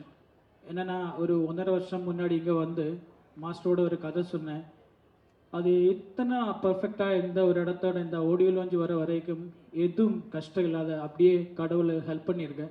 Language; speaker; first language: Tamil; non-native, learner; Malayalam